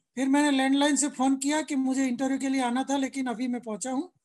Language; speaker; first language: Hindi; non-native, local second language; Gujarati